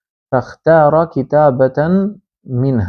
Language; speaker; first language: Arabic; non-native, fluent; Albanian